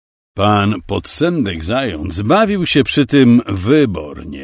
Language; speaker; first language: Polish; native; Polish